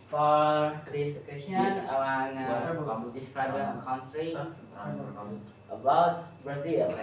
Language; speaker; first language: English; non-native, learner; Indonesian